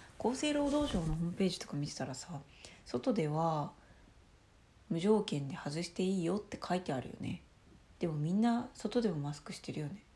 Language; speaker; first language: Japanese; native; Japanese